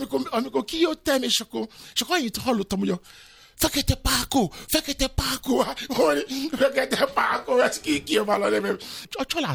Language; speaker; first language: Hungarian; non-native, fluent; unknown